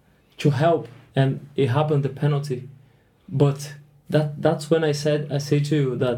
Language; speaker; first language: English; non-native, fluent; Portuguese